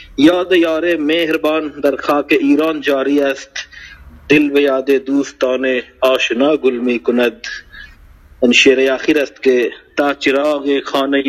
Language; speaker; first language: Persian; non-native, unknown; Hindi